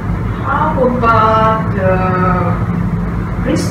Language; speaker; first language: English; non-native, local second language; Malay